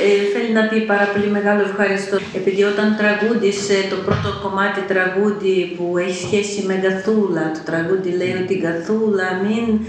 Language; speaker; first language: Greek; non-native, fluent; Ukrainian